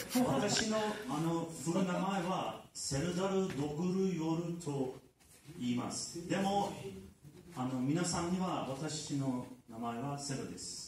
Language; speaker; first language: Japanese; non-native, learner; Turkish